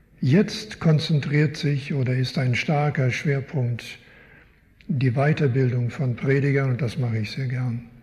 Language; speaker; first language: German; early bilingual, heritage; German